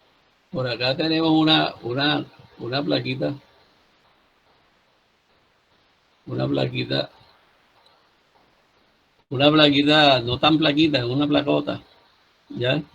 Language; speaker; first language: Spanish; native; Spanish